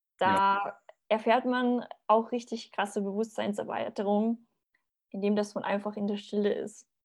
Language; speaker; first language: German; early bilingual, other home language; Bosnian